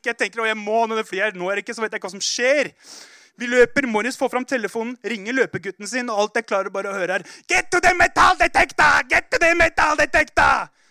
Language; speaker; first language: Norwegian; native; Norwegian